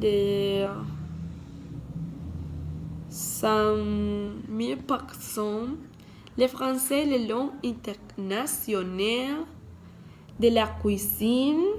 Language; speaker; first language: French; non-native, learner; Spanish